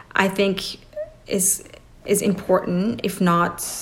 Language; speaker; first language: English; early bilingual, other home language; Persian